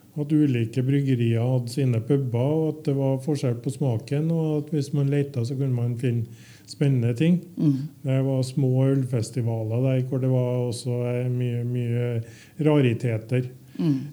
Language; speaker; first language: Norwegian; native; Norwegian